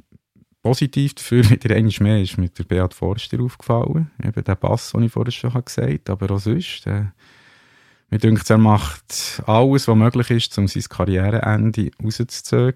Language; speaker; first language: German; native; German